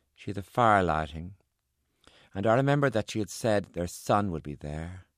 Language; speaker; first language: English; native; English